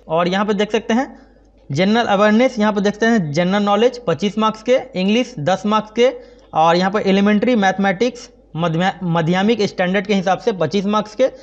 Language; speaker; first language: Hindi; non-native, local second language; Bangla